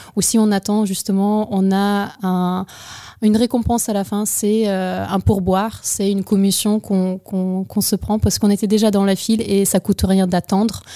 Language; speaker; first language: French; non-native, fluent; Ukrainian